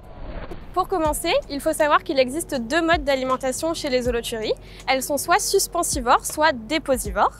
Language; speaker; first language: French; native; French